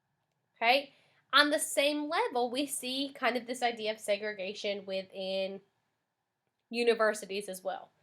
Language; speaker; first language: English; native; English